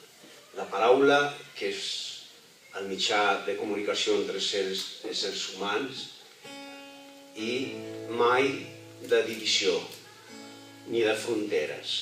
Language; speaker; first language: Catalan; non-native, local second language; Spanish